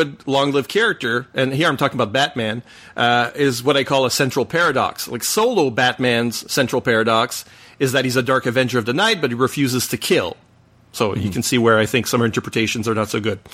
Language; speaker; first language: English; non-native, fluent; French